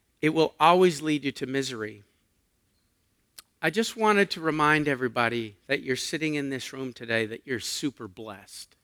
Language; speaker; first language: English; native; English